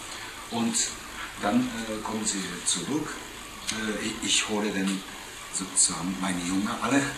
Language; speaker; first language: German; non-native, fluent; Japanese